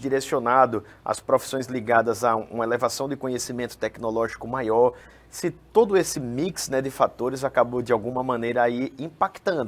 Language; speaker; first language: Portuguese; native; Portuguese